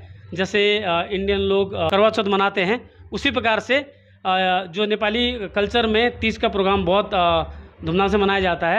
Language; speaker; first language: Hindi; native; Hindi